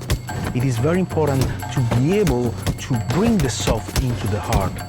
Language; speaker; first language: English; non-native, fluent; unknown